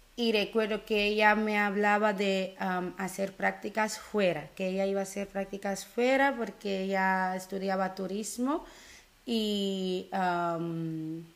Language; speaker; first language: Spanish; early bilingual, other home language; Dutch